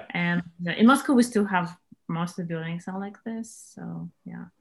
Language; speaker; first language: English; non-native, fluent; Russian